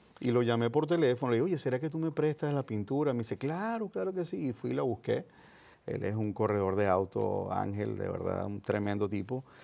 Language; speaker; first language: Spanish; native; Spanish